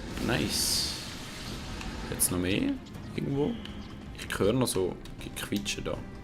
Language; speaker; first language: German; native; German